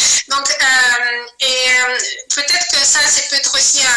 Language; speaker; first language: French; non-native, fluent; Azerbaijani